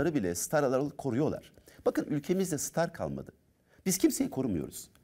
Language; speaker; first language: Turkish; native; Turkish